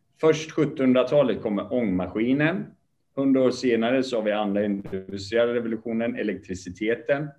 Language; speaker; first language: Swedish; early bilingual, other home language; Kurdish